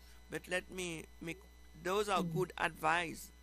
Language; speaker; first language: English; non-native, fluent; Haitian Creole